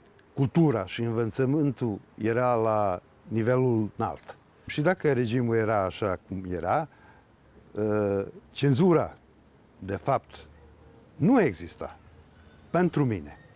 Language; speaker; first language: Romanian; early bilingual, heritage; Serbian